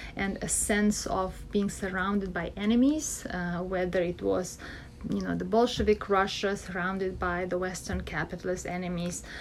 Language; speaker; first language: English; non-native, fluent; Russian